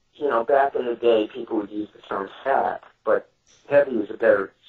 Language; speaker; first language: English; native; English